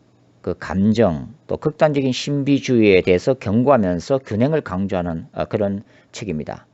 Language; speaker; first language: Korean; native; Korean